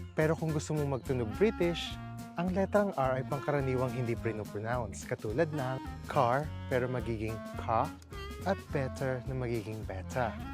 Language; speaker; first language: Filipino; native; Filipino